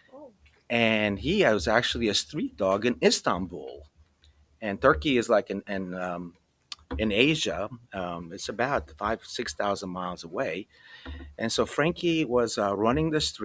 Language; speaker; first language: English; early bilingual, other home language; Romanian